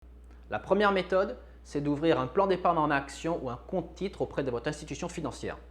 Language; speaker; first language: French; native; French